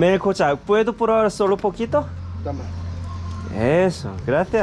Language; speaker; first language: Spanish; non-native, learner; Korean